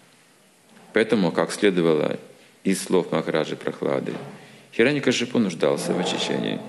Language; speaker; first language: Russian; native; Russian